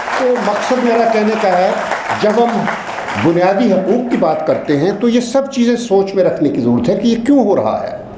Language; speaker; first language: Urdu; native; Urdu